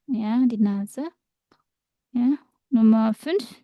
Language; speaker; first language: German; non-native, fluent; Indonesian